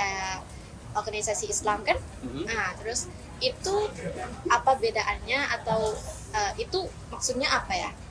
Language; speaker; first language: Indonesian; non-native, learner; Thai